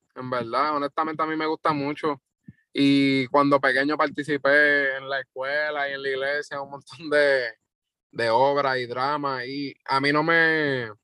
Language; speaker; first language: Spanish; native; Spanish